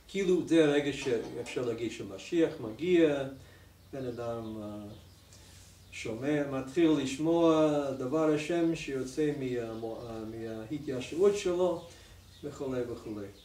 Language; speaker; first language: Hebrew; non-native, fluent; English